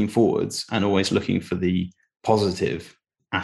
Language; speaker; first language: English; native; English